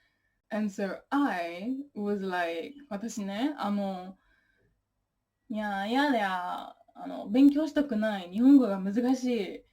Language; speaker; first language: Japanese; non-native, fluent; English